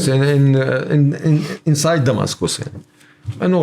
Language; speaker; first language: English; non-native, learner; Arabic